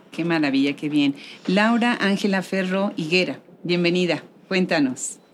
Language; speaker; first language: Spanish; native; Spanish